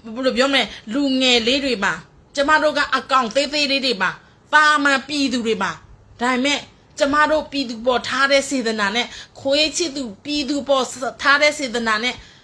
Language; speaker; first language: Burmese; non-native, local second language; S'gaw Karen